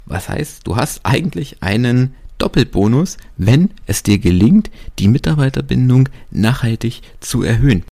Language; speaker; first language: German; native; German